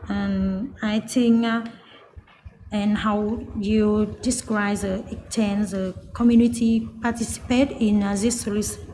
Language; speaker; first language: English; non-native, learner; Vietnamese